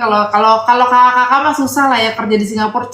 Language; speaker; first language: Indonesian; native; Indonesian